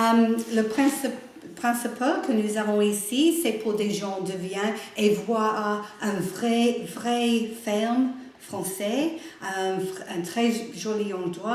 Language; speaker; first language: French; non-native, learner; English